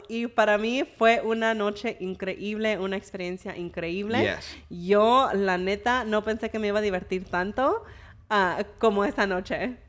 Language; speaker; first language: Spanish; early bilingual, heritage; English